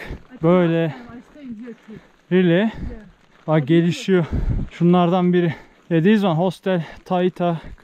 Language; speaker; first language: Turkish; native; Turkish